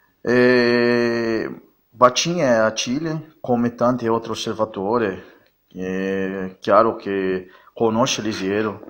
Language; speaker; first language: Italian; non-native, fluent; Portuguese